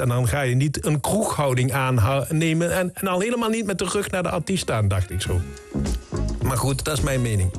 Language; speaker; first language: Dutch; native; Dutch